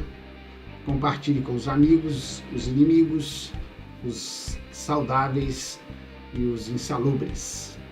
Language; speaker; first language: Portuguese; native; Portuguese